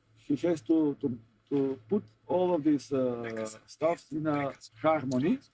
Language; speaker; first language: English; non-native, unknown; Macedonian